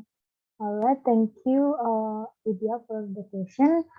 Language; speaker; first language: English; non-native, learner; Balinese